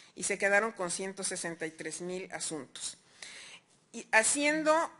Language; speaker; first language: Spanish; native; Spanish